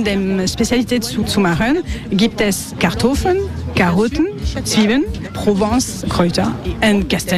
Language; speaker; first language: German; non-native, learner; French